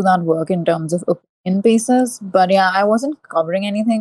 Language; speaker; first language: English; non-native, local second language; Hindi